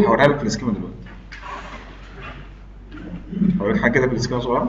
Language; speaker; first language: Arabic; native; Arabic